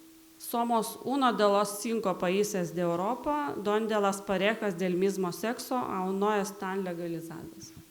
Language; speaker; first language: Spanish; non-native, learner; Lithuanian